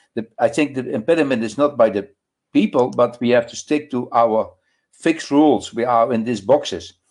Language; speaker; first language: English; non-native, learner; Dutch